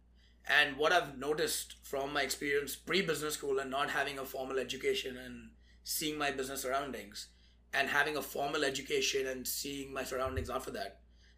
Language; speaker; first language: English; non-native, local second language; Hindi